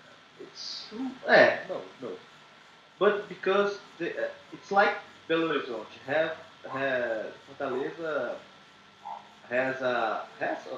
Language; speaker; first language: English; non-native, learner; Portuguese